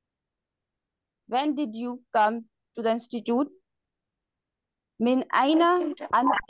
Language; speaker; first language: Arabic; non-native, learner; Urdu